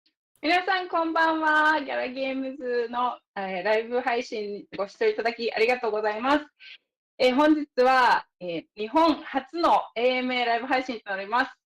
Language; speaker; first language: Japanese; native; Japanese